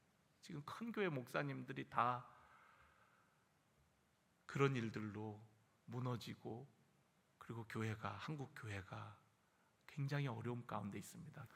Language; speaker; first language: Korean; native; Korean